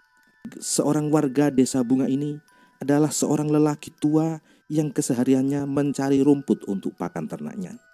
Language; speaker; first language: Indonesian; native; Indonesian